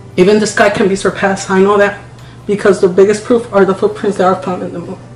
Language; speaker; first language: English; non-native, fluent; Spanish